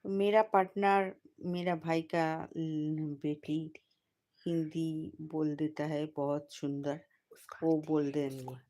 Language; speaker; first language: Hindi; non-native, local second language; Bangla